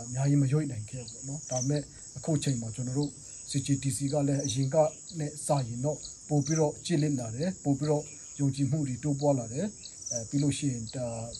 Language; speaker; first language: Burmese; non-native, local second language; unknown